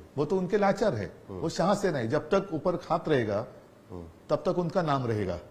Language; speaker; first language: Hindi; non-native, local second language; Marathi